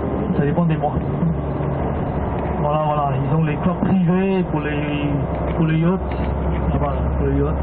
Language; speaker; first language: French; non-native, fluent; Cantonese